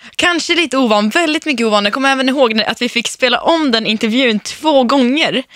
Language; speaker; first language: Swedish; early bilingual, other home language; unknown